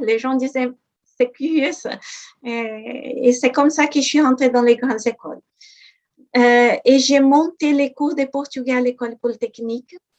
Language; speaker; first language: French; non-native, fluent; Portuguese